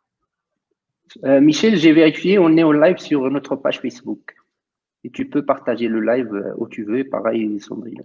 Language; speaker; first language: French; non-native, local second language; Arabic